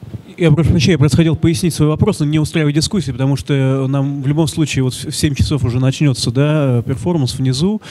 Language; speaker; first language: Russian; native; Russian